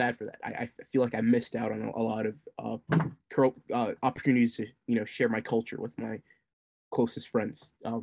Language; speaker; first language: English; native; English